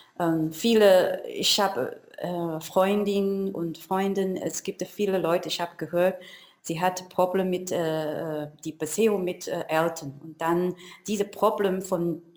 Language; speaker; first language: German; non-native, learner; Chinese